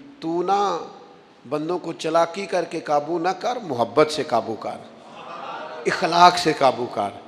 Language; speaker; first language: Urdu; non-native, local second language; Punjabi